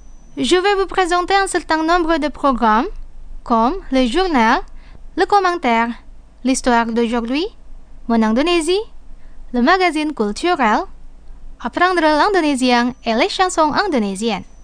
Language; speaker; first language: French; non-native, fluent; Indonesian